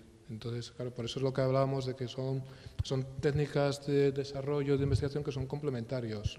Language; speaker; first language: Spanish; native; Spanish